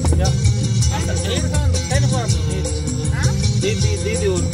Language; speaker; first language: Dutch; non-native, learner; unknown